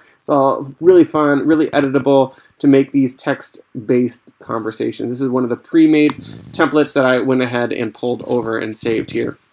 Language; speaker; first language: English; native; English